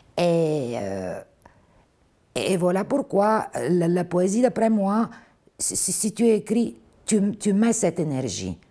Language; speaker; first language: French; non-native, fluent; Bulgarian